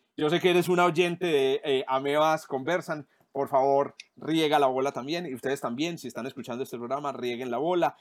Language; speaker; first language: Spanish; native; Spanish